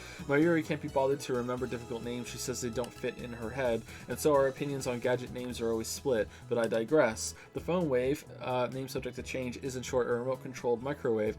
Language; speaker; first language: English; native; English